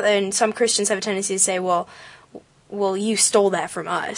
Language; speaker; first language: English; native; English